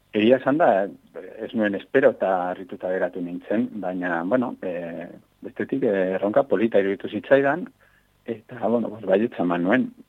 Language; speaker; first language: Basque; non-native, local second language; Spanish